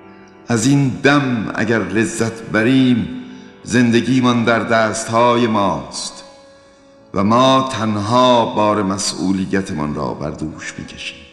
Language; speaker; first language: Persian; native; Persian